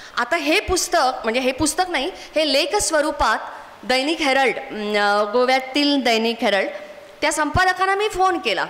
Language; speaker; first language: Marathi; non-native, local second language; Konkani